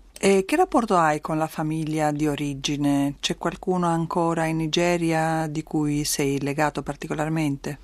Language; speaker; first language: Italian; native; Italian